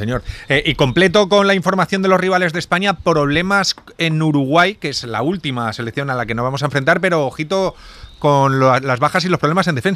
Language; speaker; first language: Spanish; native; Spanish